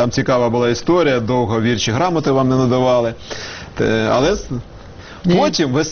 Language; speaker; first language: Ukrainian; native; Ukrainian